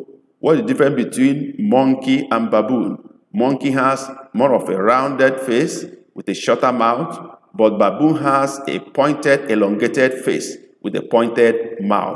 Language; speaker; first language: English; non-native, local second language; Igbo